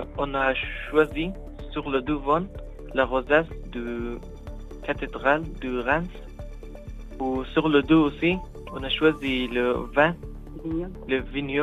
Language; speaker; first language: French; non-native, learner; Arabic